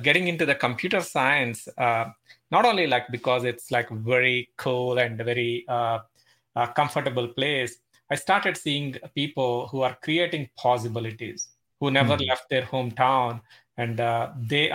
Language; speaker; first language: English; non-native, local second language; Telugu